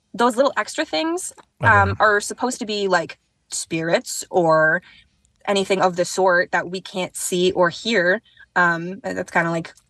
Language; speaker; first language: English; native; English